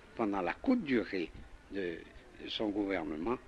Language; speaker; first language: French; native; French